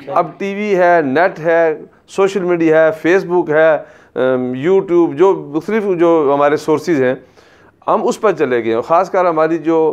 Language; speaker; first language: Urdu; non-native, local second language; Punjabi